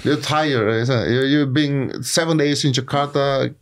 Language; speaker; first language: English; non-native, fluent; Indonesian